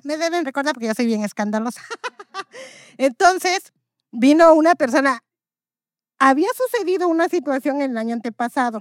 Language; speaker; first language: Spanish; native; Spanish